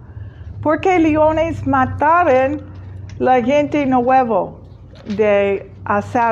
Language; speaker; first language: Spanish; non-native, fluent; English